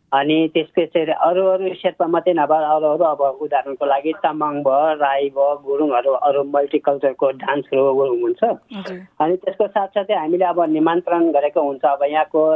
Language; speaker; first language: Nepali; non-native, local second language; Sherpa